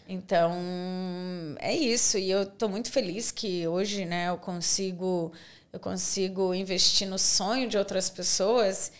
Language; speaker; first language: Portuguese; native; Portuguese